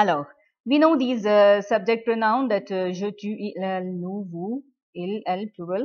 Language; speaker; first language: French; non-native, fluent; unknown